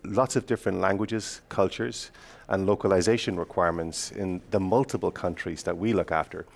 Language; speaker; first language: English; native; English